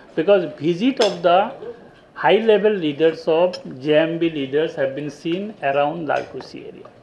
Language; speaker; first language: English; non-native, local second language; Assamese